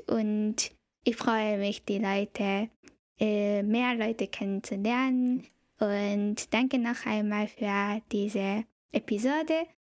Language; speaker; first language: German; non-native, fluent; Japanese